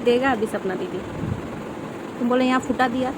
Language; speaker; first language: Hindi; non-native, local second language; Bangla